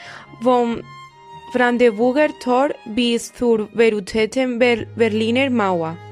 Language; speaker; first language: German; non-native, learner; Spanish